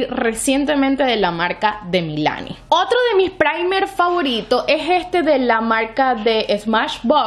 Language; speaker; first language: Spanish; native; Spanish